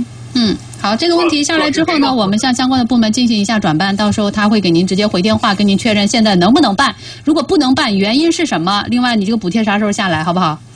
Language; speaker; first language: Chinese; native; Chinese